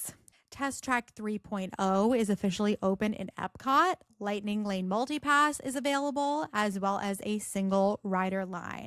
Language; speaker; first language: English; native; English